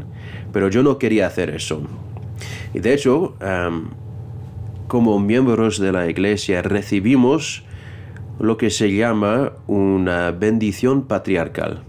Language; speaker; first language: Spanish; non-native, fluent; English